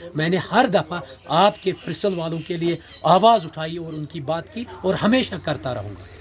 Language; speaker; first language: Urdu; non-native, local second language; Kashmiri